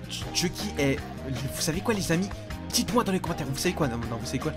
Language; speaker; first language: French; native; French